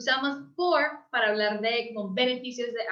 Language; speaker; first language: Spanish; early bilingual, heritage; English